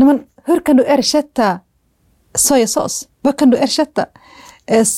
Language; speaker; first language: Swedish; non-native, fluent; Somali